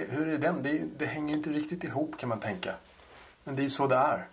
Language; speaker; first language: Swedish; native; Swedish